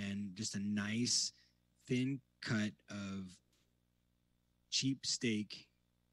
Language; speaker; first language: English; native; English